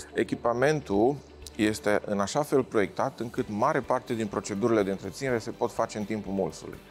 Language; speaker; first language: Romanian; native; Romanian